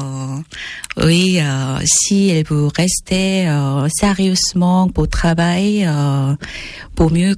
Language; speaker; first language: French; non-native, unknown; Korean